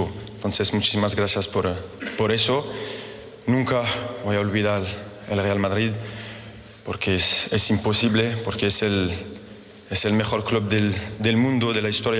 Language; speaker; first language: Spanish; non-native, fluent; French